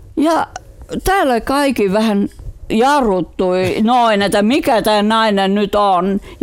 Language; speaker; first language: Finnish; non-native, fluent; Albanian